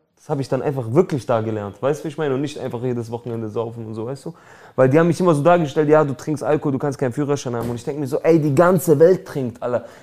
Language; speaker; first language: German; early bilingual, other home language; Albanian